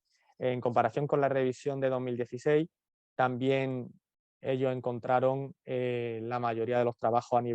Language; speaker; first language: Spanish; native; Spanish